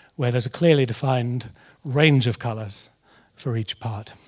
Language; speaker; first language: English; native; English